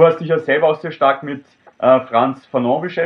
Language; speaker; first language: German; native; German